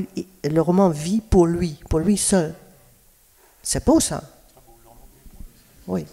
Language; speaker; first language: French; non-native, fluent; Dutch